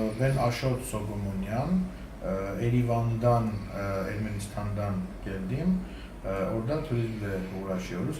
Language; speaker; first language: Turkish; non-native, fluent; Armenian